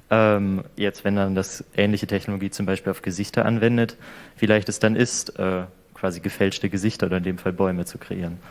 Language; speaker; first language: German; native; German